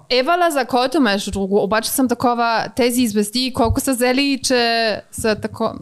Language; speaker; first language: Bulgarian; native; Bulgarian